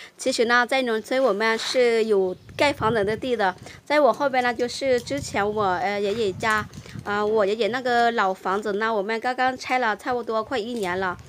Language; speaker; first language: Chinese; non-native, fluent; Lao